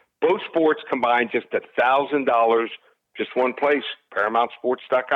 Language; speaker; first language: English; native; English